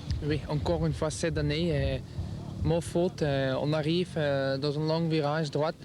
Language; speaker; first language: French; non-native, local second language; Dutch